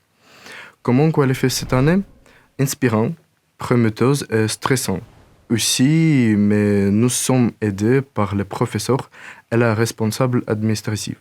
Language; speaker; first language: French; non-native, learner; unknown